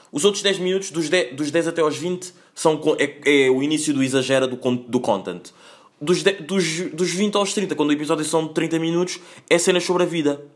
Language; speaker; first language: Portuguese; native; Portuguese